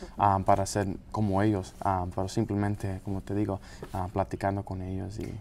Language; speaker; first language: Spanish; non-native, local second language; English